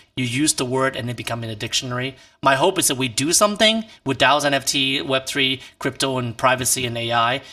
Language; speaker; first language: English; non-native, local second language; Cantonese